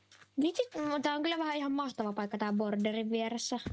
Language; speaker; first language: Finnish; native; Finnish